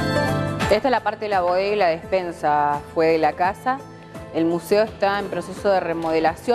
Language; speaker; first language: Spanish; native; Spanish